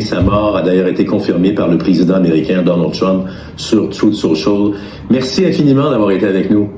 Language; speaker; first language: French; native; French